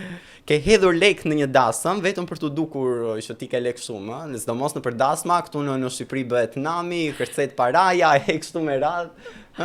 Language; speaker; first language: Albanian; native; Albanian